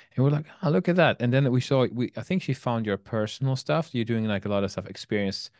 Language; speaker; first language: English; non-native, fluent; Swedish